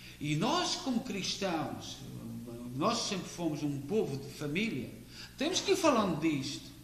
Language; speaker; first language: Portuguese; native; Portuguese